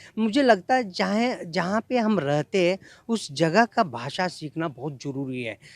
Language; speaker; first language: Hindi; non-native, local second language; Kannada